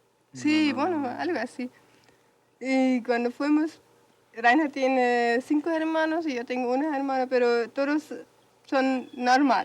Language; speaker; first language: Spanish; non-native, fluent; German